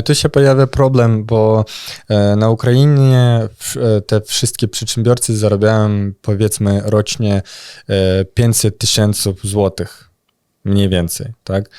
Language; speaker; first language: Polish; non-native, fluent; Russian